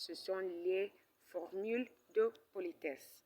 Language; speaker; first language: French; non-native, fluent; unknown